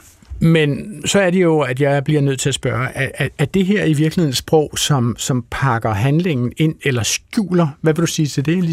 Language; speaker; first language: Danish; native; Danish